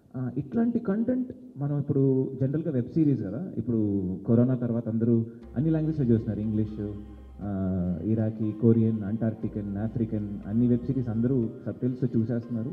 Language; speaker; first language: Telugu; native; Telugu